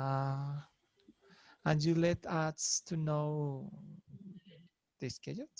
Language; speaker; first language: English; non-native, learner; Spanish